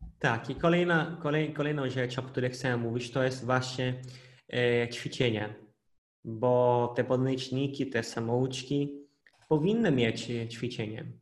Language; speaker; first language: Polish; non-native, fluent; Portuguese